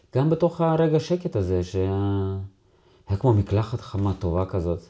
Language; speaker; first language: Hebrew; non-native, fluent; Russian